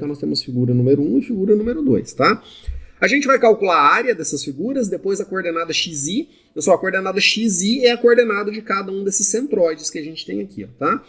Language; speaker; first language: Portuguese; native; Portuguese